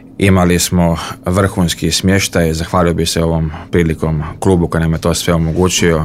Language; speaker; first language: Serbian; early bilingual, heritage; Bosnian